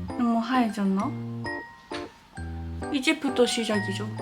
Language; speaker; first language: Korean; non-native, learner; Japanese